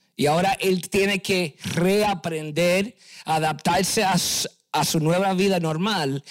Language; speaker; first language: Spanish; early bilingual, heritage; Spanish